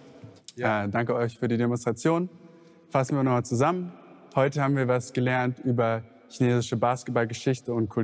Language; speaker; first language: German; native; German